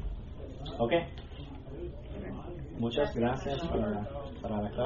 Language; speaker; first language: Spanish; non-native, learner; English